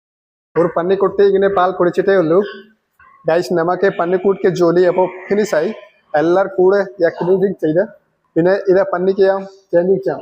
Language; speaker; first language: Malayalam; non-native, local second language; Hindi